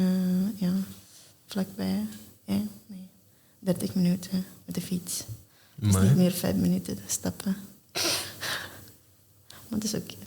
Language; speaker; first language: Dutch; non-native, learner; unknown